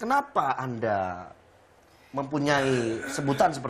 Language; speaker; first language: Indonesian; native; Indonesian